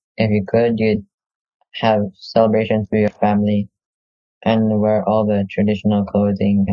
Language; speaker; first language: English; non-native, local second language; Malay